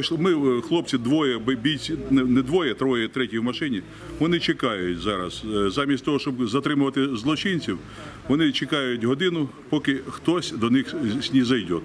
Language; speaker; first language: Ukrainian; native; Ukrainian